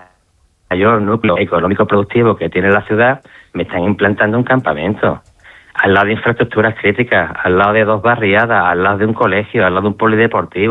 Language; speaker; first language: Spanish; native; Spanish